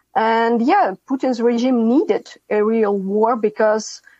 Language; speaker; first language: English; non-native, fluent; Ukrainian